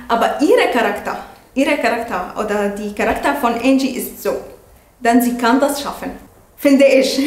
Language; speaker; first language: German; non-native, learner; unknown